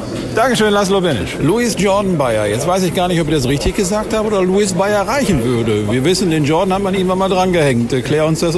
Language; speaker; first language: German; native; German